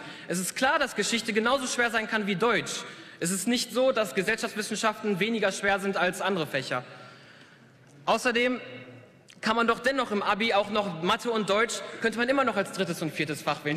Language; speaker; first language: German; native; German